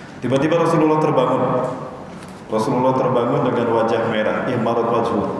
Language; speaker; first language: Indonesian; native; Indonesian